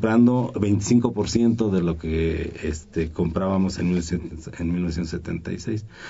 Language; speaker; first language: Spanish; native; Spanish